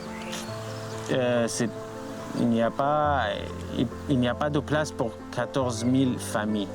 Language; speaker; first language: French; non-native, learner; Arabic